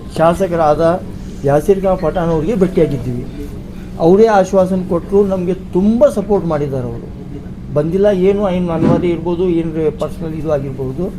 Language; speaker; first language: Kannada; non-native, local second language; Urdu